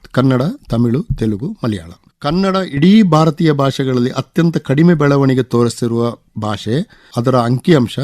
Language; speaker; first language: Kannada; non-native, local second language; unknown